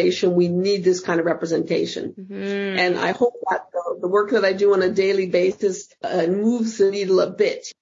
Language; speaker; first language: English; native; English